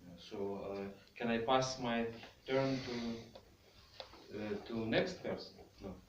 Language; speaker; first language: English; non-native, fluent; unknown